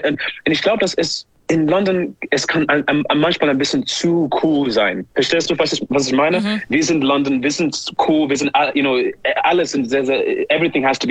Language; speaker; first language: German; non-native, fluent; English